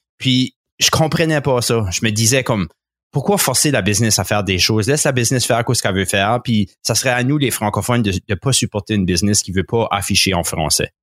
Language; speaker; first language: French; native; French